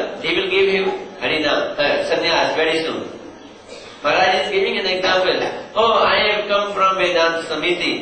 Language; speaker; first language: English; non-native, local second language; Hindi